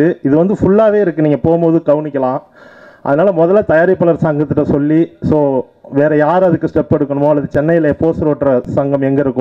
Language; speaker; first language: Tamil; native; Tamil